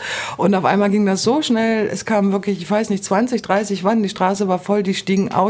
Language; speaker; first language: German; native; German